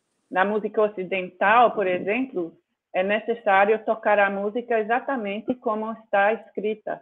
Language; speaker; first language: Portuguese; non-native, fluent; English